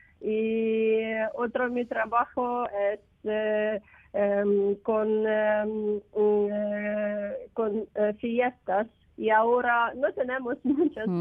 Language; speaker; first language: Spanish; non-native, learner; Ukrainian